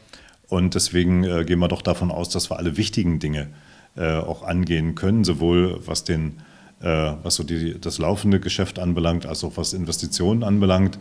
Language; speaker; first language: German; native; German